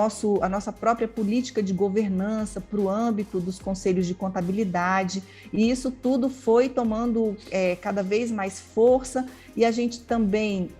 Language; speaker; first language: Portuguese; native; Portuguese